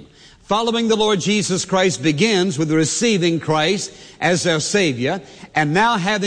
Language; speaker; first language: English; native; English